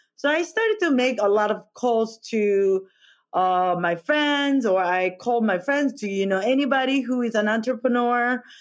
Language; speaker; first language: English; non-native, fluent; Korean